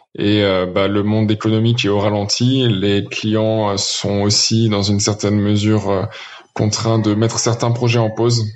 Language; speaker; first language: French; native; French